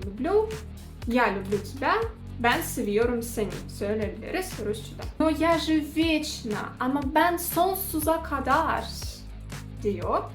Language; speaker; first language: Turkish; non-native, fluent; Russian